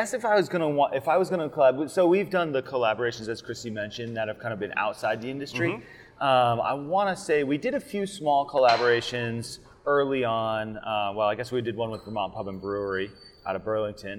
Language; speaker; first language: English; native; English